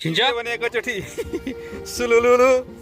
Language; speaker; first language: Korean; non-native, learner; Nepali